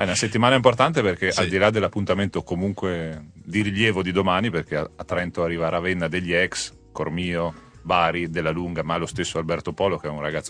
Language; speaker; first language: Italian; native; Italian